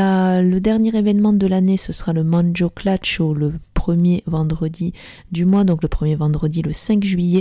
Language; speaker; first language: French; native; French